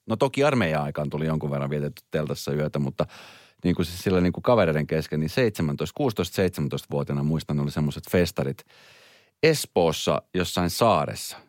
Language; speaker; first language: Finnish; native; Finnish